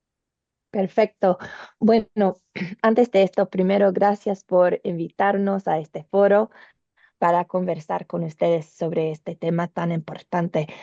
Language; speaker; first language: Spanish; non-native, learner; English